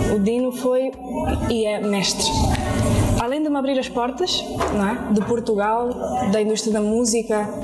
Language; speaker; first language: Portuguese; early bilingual, other home language; Spanish